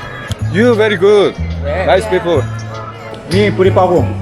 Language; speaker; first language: English; non-native, learner; Korean